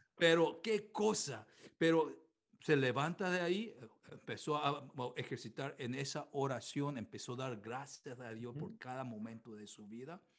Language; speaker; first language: Spanish; non-native, fluent; Korean